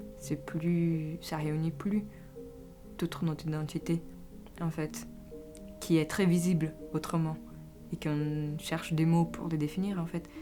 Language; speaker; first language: French; early bilingual, other home language; Portuguese